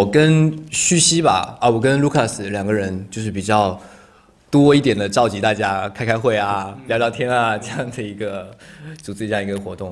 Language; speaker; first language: Chinese; native; Chinese